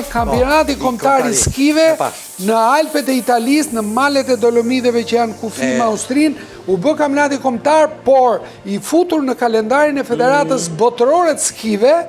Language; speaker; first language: Albanian; native; Albanian